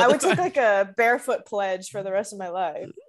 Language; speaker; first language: English; native; English